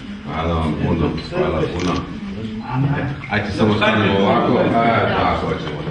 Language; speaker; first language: Bosnian; native; Bosnian